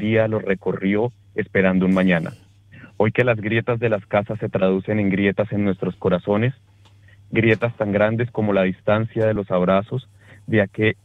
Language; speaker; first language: Spanish; native; Spanish